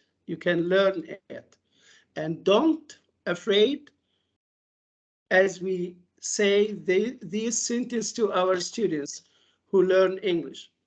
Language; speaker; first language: English; non-native, fluent; Arabic